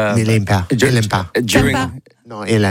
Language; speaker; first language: French; non-native, learner; English